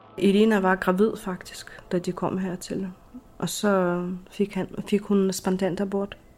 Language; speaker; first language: Danish; non-native, fluent; Ukrainian